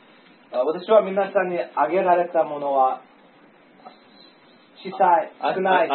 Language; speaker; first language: Japanese; non-native, learner; English